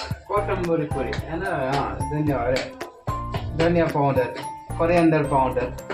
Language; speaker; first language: Kannada; non-native, fluent; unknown